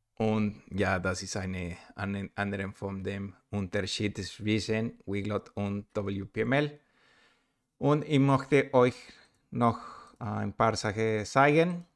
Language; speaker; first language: German; non-native, learner; Spanish